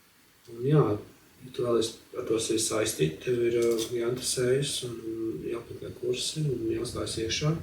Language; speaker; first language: Latvian; native; Latvian